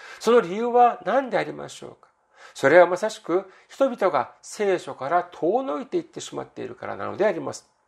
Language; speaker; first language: Japanese; non-native, fluent; Korean